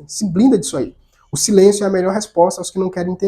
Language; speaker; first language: Portuguese; native; Portuguese